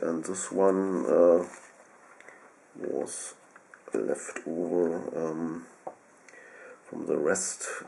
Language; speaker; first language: English; non-native, fluent; German